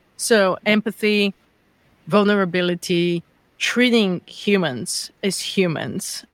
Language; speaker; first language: English; non-native, fluent; Bulgarian